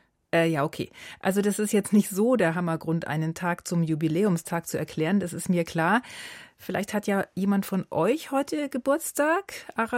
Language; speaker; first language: German; native; German